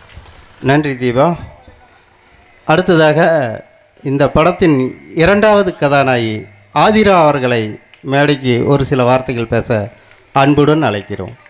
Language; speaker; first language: Tamil; native; Tamil